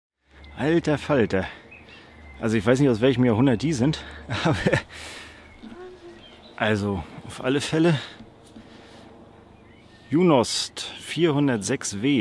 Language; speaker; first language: German; native; German